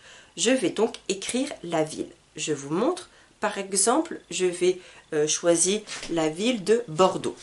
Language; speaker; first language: French; native; French